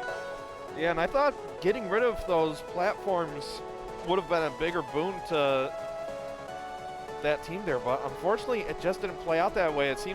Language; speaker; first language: English; native; English